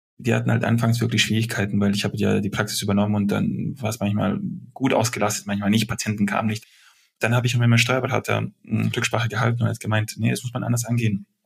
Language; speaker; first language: German; early bilingual, other home language; Serbian